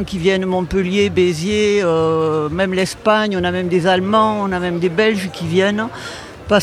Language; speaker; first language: French; native; French